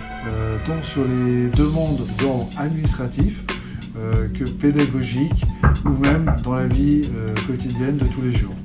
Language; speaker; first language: French; native; French